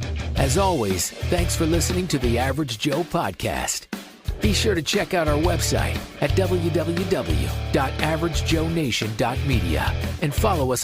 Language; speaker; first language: English; native; English